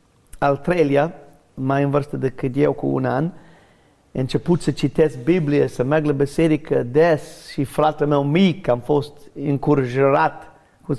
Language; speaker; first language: Romanian; non-native, learner; English